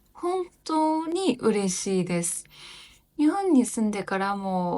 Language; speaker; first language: Japanese; non-native, learner; Chinese